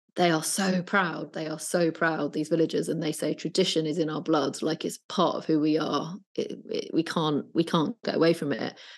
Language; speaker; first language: English; native; English